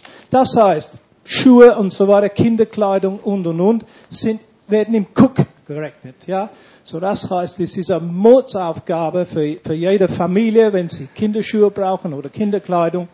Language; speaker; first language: German; non-native, fluent; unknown